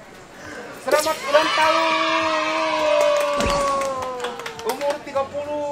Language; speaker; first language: Indonesian; non-native, fluent; Japanese